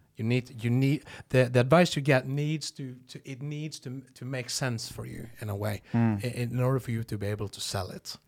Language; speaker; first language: English; non-native, fluent; Norwegian